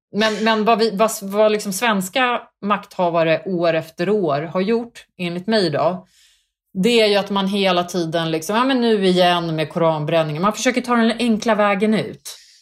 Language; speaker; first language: Swedish; early bilingual, other home language; Kurdish